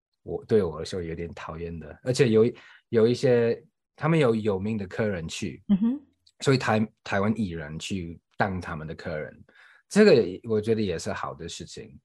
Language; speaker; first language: Chinese; non-native, fluent; English